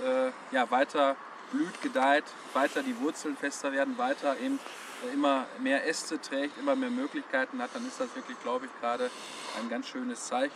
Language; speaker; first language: German; native; German